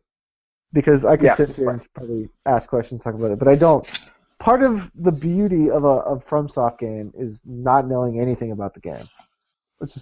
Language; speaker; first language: English; native; English